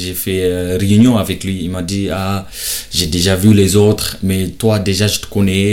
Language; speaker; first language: French; non-native, learner; Shona